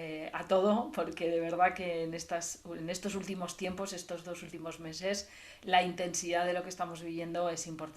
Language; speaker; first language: Spanish; native; Spanish